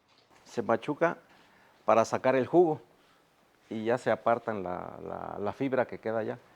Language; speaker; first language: Spanish; native; Spanish